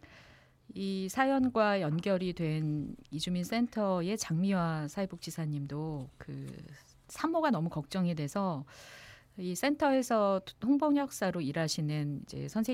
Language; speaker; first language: Korean; native; Korean